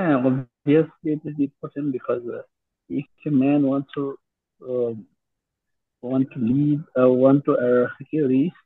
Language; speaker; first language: English; non-native, learner; Bangla